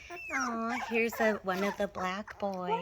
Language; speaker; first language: English; native; English